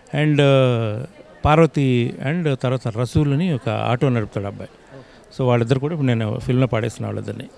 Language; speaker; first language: Telugu; native; Telugu